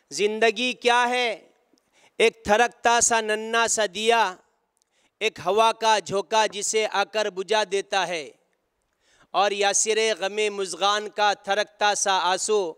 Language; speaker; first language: Urdu; native; Urdu